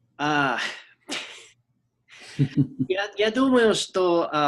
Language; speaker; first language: Russian; non-native, learner; English